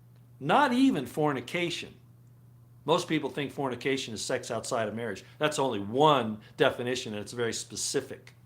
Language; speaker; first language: English; native; English